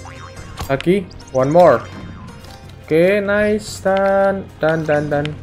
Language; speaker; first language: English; non-native, learner; Indonesian